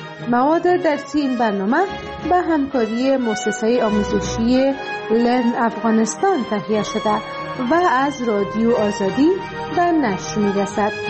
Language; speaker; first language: Persian; native; Persian